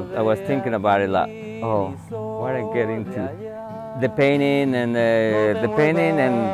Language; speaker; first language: English; non-native, fluent; Spanish